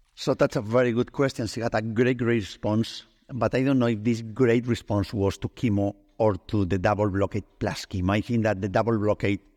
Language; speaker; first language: English; non-native, fluent; Spanish